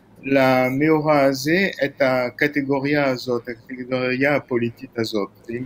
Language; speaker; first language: Hebrew; non-native, fluent; French